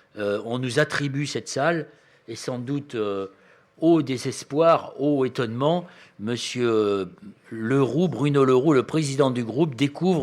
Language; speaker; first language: French; native; French